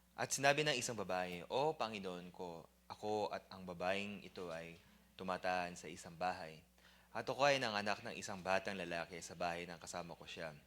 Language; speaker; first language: Filipino; non-native, fluent; Korean